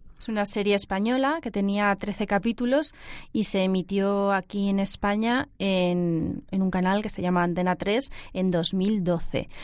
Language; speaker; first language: Spanish; native; Spanish